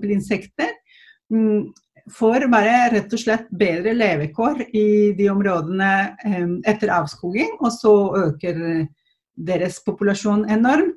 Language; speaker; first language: Norwegian; non-native, fluent; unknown